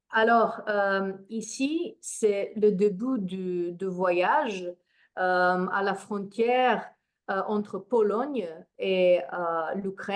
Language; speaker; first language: French; non-native, fluent; Slovenian